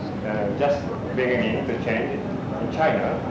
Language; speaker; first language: English; non-native, learner; Japanese